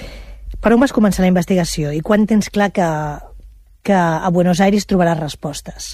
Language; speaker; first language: Catalan; native; Catalan